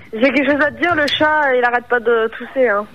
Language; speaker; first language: French; native; French